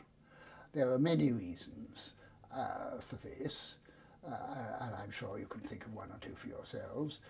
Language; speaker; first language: English; native; English